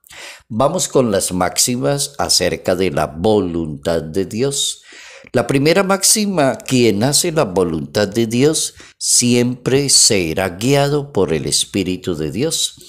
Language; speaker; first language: Spanish; native; Spanish